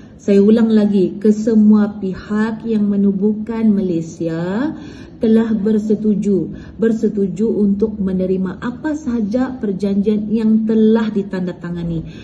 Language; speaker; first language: Malay; native; Malay